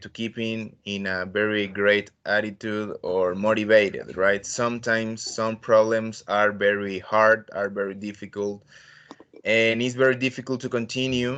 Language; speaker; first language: English; non-native, learner; Spanish